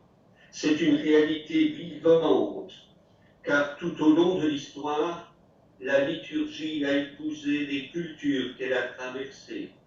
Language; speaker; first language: French; native; French